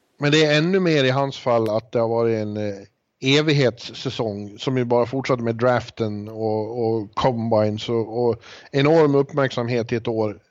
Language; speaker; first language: Swedish; native; Swedish